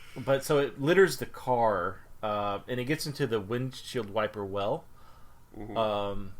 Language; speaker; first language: English; native; English